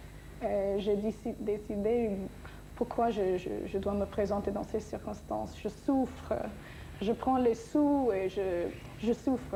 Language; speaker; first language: French; non-native, fluent; English